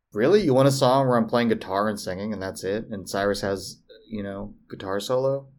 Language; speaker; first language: English; early bilingual, other home language; Filipino